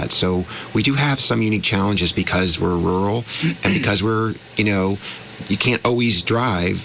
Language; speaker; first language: English; native; English